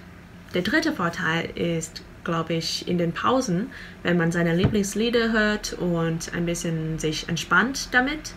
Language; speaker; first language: German; non-native, fluent; Vietnamese